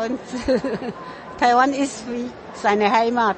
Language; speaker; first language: German; non-native, fluent; Min Nan Chinese